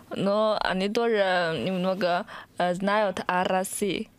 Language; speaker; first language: Russian; non-native, fluent; Chinese